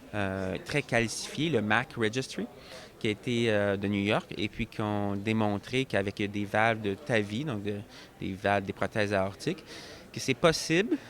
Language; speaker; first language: French; native; French